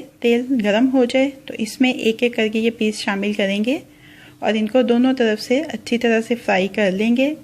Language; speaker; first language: Urdu; native; Urdu